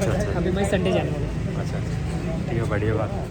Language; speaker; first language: Hindi; non-native, fluent; Telugu